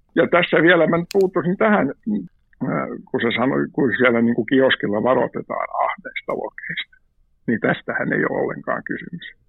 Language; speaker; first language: Finnish; native; Finnish